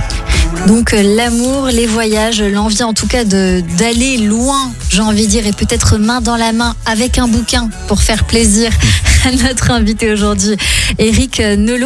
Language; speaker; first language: French; native; French